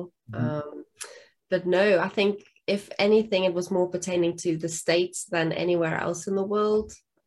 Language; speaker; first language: English; non-native, local second language; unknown